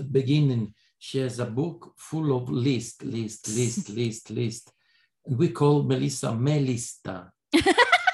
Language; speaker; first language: English; non-native, learner; Italian